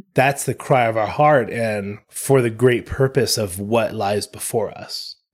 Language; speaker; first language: English; native; English